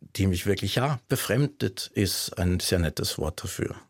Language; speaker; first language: German; native; German